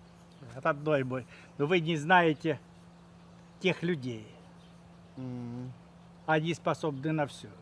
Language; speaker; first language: Russian; native; Russian